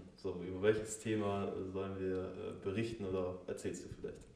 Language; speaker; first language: German; native; German